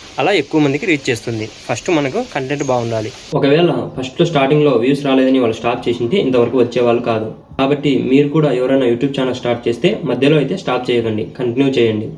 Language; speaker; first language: Telugu; native; Telugu